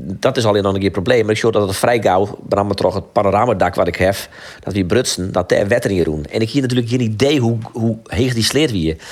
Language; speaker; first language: Dutch; non-native, local second language; Western Frisian